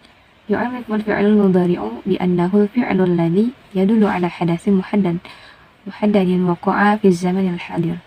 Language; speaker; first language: Arabic; non-native, learner; Indonesian